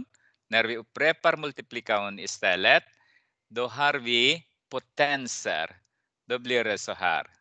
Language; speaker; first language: Swedish; non-native, fluent; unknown